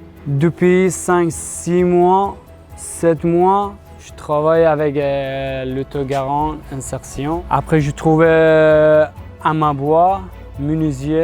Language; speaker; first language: French; non-native, learner; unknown